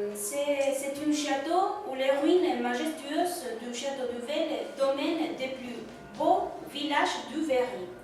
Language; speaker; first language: French; non-native, learner; Spanish